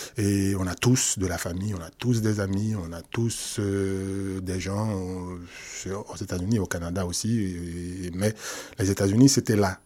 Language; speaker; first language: French; non-native, local second language; Haitian Creole